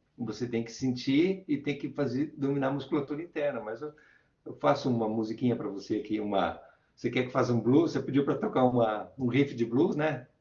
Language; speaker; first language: Portuguese; native; Portuguese